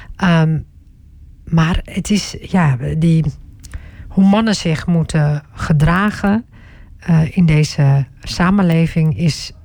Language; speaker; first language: Dutch; early bilingual, other home language; Turkish